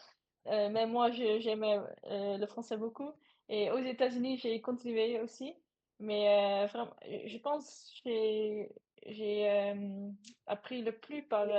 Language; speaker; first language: French; non-native, learner; Dutch